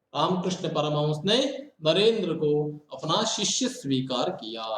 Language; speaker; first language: Hindi; non-native, local second language; Kannada